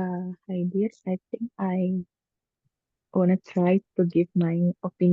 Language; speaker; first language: English; non-native, learner; Indonesian